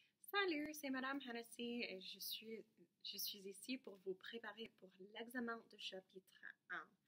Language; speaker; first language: French; non-native, fluent; English